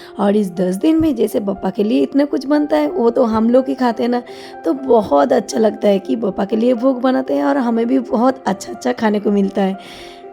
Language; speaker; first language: Hindi; non-native, local second language; Bangla